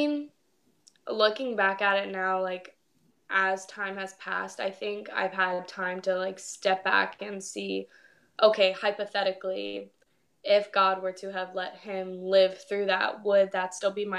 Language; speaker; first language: English; native; English